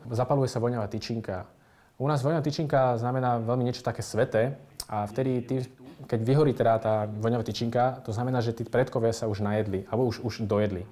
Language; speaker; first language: Slovak; early bilingual, other home language; Vietnamese